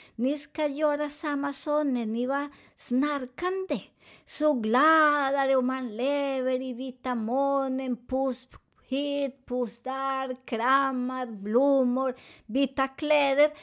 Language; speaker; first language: Swedish; non-native, fluent; Spanish